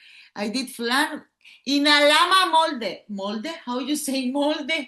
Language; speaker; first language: English; non-native, learner; Catalan